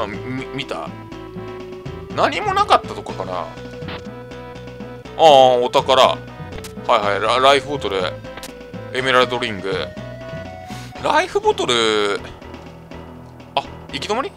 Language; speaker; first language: Japanese; native; Japanese